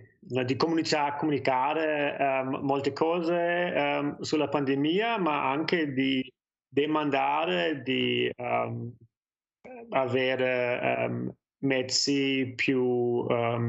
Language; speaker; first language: Italian; non-native, learner; German